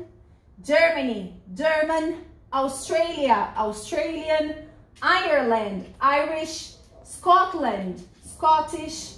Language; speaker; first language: English; non-native, fluent; Portuguese